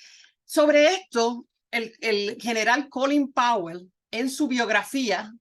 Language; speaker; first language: Spanish; native; Spanish